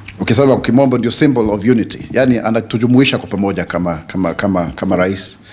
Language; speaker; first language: Swahili; non-native, local second language; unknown